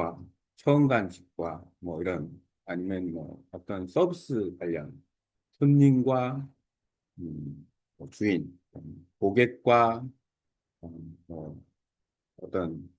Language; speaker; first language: Korean; native; Korean